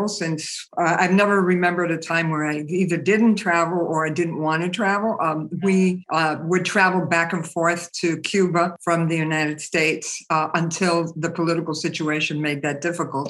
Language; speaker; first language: English; native; English